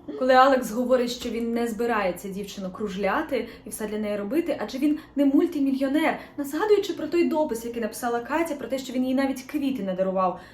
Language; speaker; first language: Ukrainian; non-native, local second language; Russian